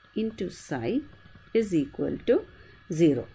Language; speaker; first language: English; non-native, local second language; Malayalam